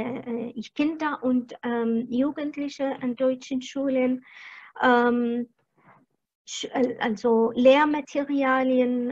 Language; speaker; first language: German; non-native, fluent; Arabic